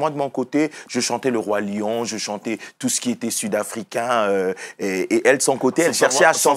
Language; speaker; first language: French; native; French